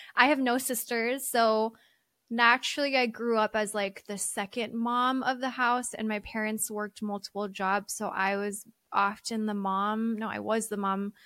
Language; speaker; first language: English; early bilingual, other home language; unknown